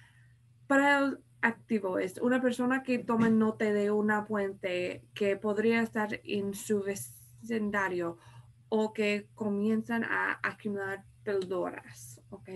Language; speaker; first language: Spanish; non-native, fluent; English